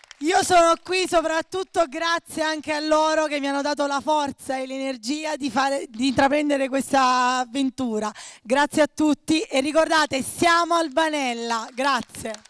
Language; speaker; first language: Italian; native; Italian